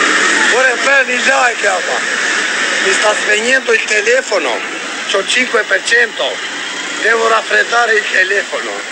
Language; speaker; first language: Italian; non-native, learner; Albanian